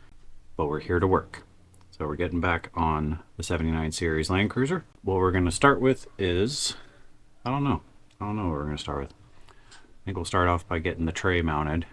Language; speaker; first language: English; native; English